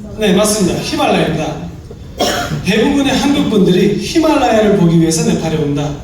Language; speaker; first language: Korean; non-native, fluent; Nepali